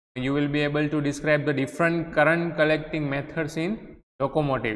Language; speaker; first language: English; non-native, local second language; Gujarati